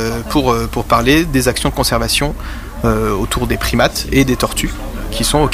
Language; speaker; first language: French; native; French